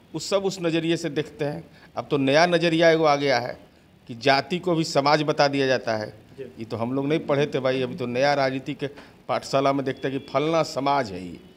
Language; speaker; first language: Hindi; native; Hindi